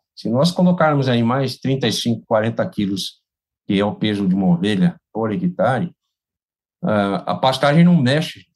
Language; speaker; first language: Portuguese; native; Portuguese